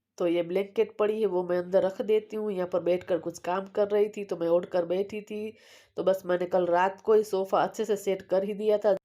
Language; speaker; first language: Hindi; non-native, local second language; Gujarati